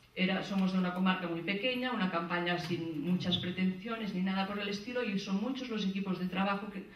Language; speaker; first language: Spanish; non-native, local second language; Catalan